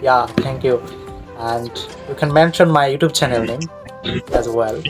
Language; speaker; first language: English; non-native, learner; Bangla